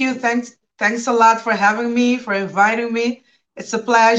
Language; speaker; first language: English; non-native, fluent; Papiamento